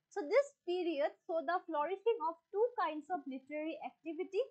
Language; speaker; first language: English; non-native, local second language; Assamese